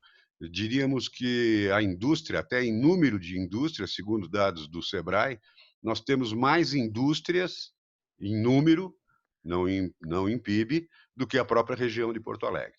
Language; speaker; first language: Portuguese; native; Portuguese